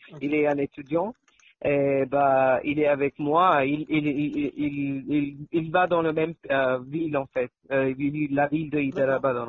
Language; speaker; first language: French; non-native, learner; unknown